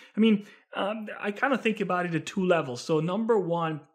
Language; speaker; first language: English; non-native, fluent; Italian